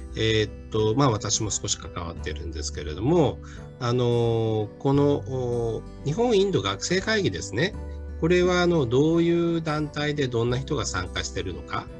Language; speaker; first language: Japanese; native; Japanese